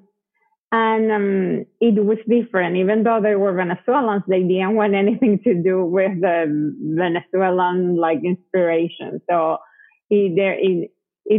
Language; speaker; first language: English; non-native, fluent; Spanish